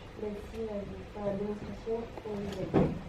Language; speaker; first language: French; native; French